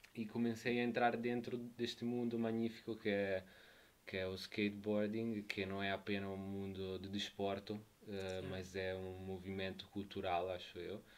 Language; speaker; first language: Portuguese; non-native, fluent; Italian